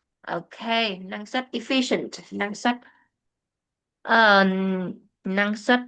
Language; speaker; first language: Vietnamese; native; Vietnamese